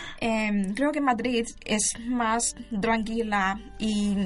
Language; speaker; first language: Spanish; non-native, learner; Chinese